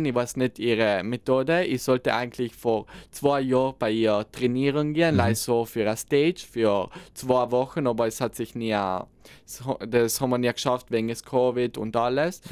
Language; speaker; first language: German; non-native, local second language; Italian